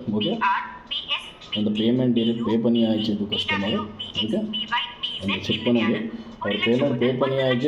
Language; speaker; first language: Tamil; non-native, learner; Kannada